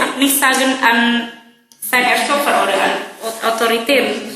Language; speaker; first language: German; non-native, learner; Indonesian